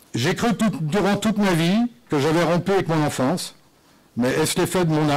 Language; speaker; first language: French; native; French